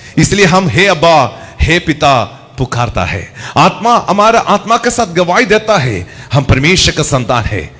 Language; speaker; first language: Hindi; non-native, local second language; Malayalam